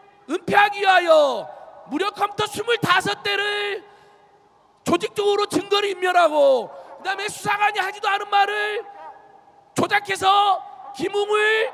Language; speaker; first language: Korean; native; Korean